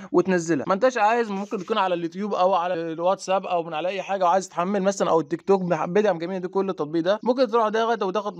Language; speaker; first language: Arabic; native; Arabic